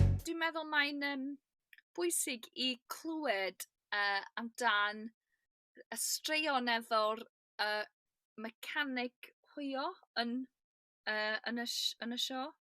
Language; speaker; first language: Welsh; non-native, learner; English